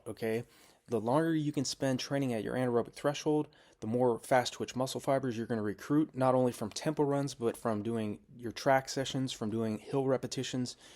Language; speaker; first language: English; native; English